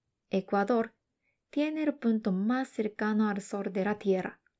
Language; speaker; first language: Spanish; non-native, fluent; Japanese